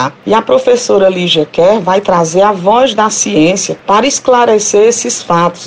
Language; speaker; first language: Portuguese; native; Portuguese